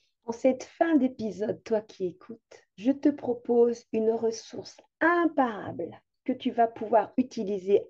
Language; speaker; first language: French; native; French